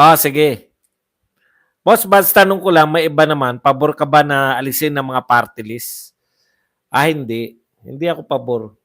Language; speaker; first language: Filipino; non-native, local second language; Waray